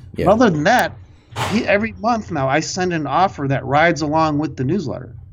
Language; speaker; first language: English; native; English